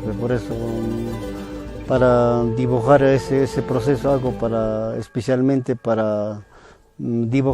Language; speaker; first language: Spanish; non-native, local second language; Quechua